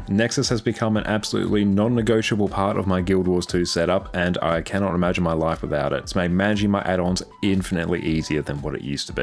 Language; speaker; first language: English; native; English